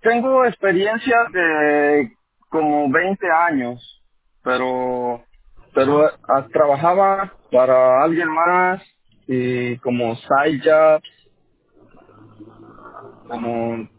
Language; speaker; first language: Spanish; early bilingual, heritage; Spanish